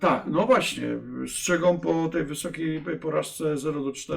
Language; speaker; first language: Polish; native; Polish